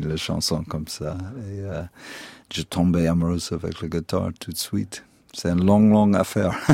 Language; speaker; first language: French; non-native, fluent; English